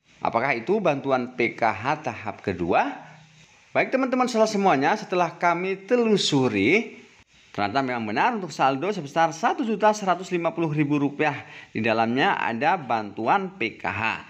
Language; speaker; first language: Indonesian; native; Indonesian